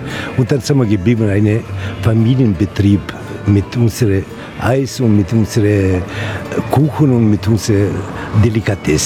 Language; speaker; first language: German; non-native, learner; Italian